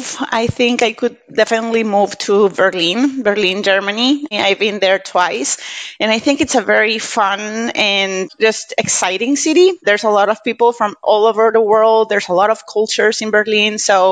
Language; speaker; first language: English; non-native, fluent; Spanish